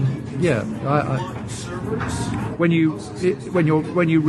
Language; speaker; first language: English; native; English